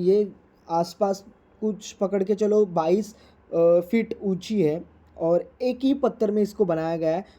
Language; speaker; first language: Hindi; non-native, local second language; Marathi